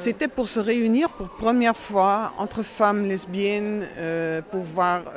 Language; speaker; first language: French; non-native, fluent; Dutch